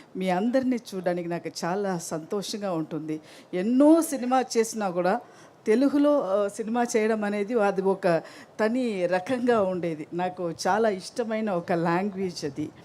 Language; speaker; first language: Telugu; non-native, learner; Tamil